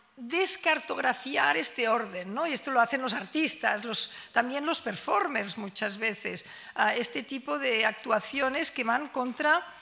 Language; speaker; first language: Spanish; non-native, local second language; Catalan